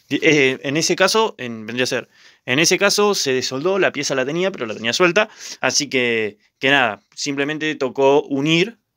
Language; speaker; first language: Spanish; native; Spanish